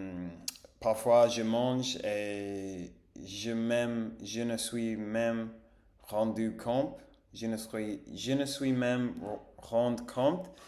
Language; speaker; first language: French; non-native, fluent; Spanish